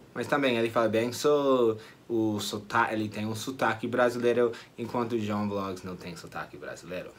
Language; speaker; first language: Portuguese; non-native, fluent; English